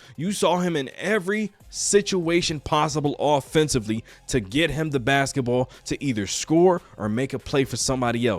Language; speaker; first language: English; native; English